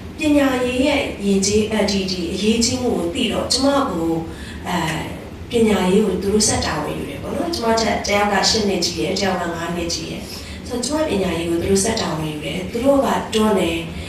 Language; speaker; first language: Burmese; non-native, local second language; Shan